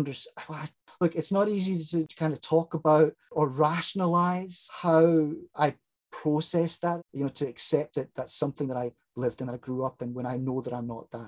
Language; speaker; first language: English; native; English